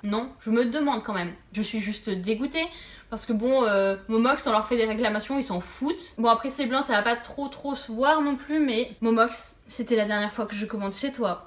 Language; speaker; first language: French; native; French